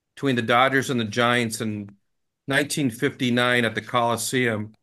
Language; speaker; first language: English; native; English